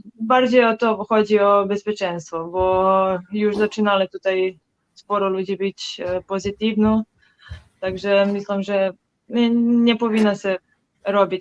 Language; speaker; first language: Polish; non-native, learner; Serbian